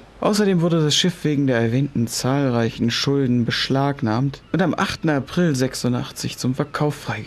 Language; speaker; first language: German; native; German